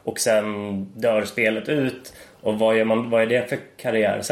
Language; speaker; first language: Swedish; native; Swedish